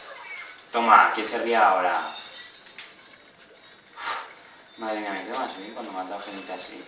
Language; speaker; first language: Spanish; native; Spanish